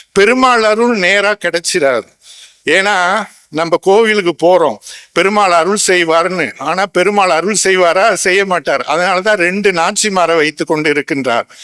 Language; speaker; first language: Tamil; native; Tamil